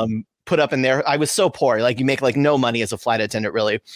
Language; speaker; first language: English; native; English